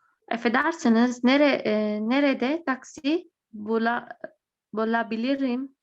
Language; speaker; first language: Turkish; non-native, learner; Arabic